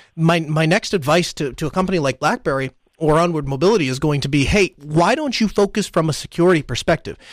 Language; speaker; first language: English; early bilingual, other home language; Hindi